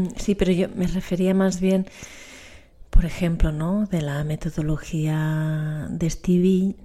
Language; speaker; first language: Spanish; non-native, local second language; Catalan